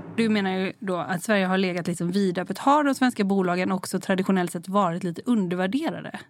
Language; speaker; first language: Swedish; native; Swedish